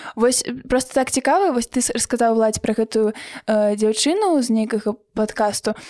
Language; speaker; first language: Belarusian; native; Belarusian